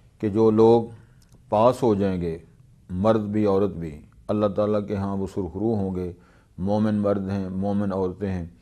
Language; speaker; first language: Urdu; non-native, local second language; Punjabi